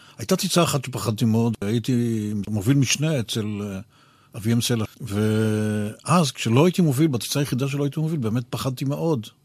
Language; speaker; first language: Hebrew; native; Hebrew